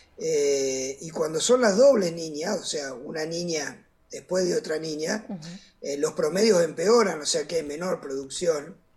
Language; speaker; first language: Spanish; native; Spanish